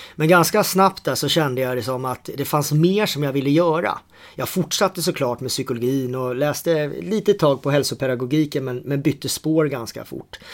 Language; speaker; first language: Swedish; native; Swedish